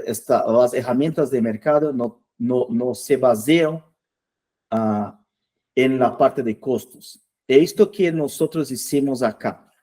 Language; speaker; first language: Spanish; non-native, fluent; Portuguese